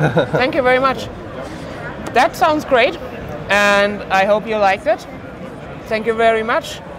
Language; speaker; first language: English; non-native, fluent; German